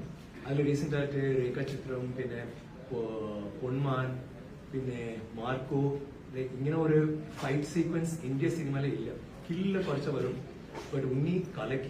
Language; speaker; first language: Malayalam; non-native, learner; Tamil